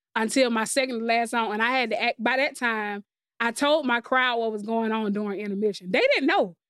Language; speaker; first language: English; native; English